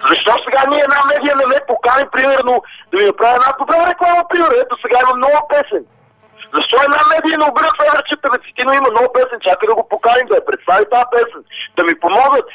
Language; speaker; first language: Bulgarian; non-native, local second language; Romany